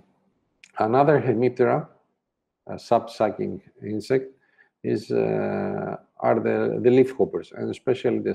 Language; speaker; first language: English; non-native, fluent; Greek